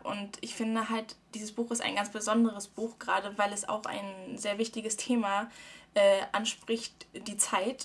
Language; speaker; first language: German; native; German